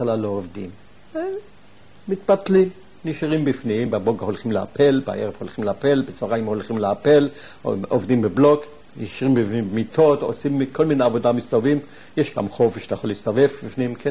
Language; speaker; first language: Hebrew; non-native, fluent; German